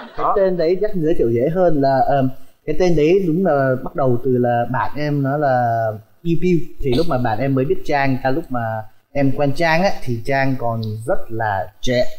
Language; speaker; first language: Vietnamese; early bilingual, heritage; Vietnamese